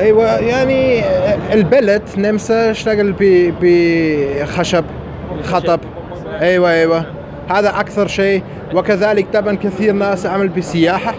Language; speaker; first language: Arabic; non-native, learner; German